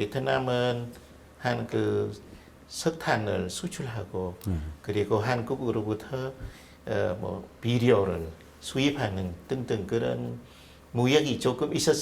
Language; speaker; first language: Korean; non-native, fluent; Vietnamese